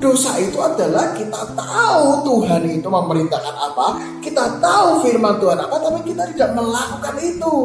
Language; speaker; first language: Indonesian; native; Indonesian